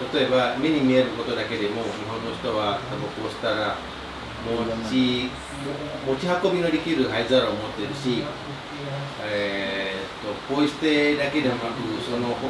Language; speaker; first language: Japanese; non-native, fluent; Indonesian